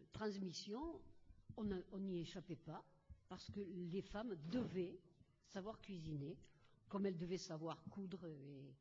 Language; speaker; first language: French; native; French